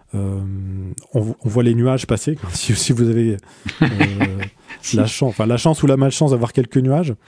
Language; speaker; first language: French; native; French